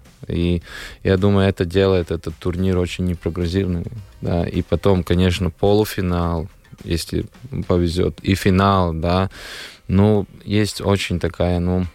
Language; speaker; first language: Russian; non-native, local second language; Latvian